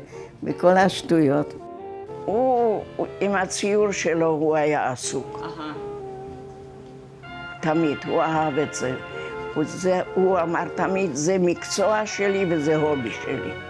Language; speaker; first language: Hebrew; non-native, fluent; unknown